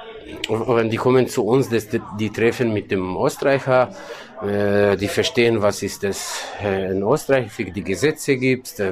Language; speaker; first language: German; non-native, learner; Kurdish